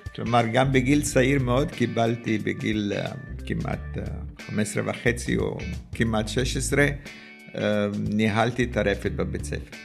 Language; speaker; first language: Hebrew; early bilingual, other home language; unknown